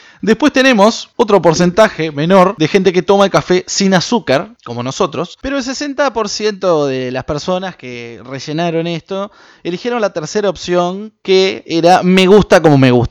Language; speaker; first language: Spanish; native; Spanish